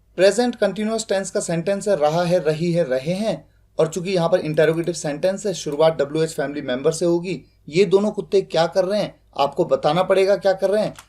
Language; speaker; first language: Hindi; native; Hindi